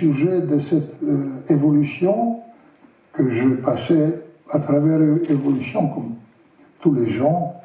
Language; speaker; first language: French; non-native, learner; Russian